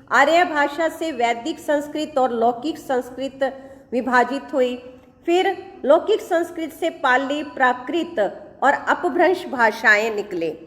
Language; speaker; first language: Hindi; native; Hindi